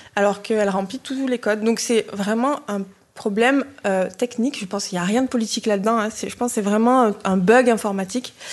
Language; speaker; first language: French; non-native, fluent; Bini